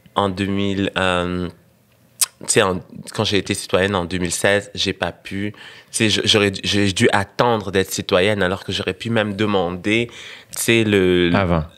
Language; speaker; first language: French; non-native, local second language; Rundi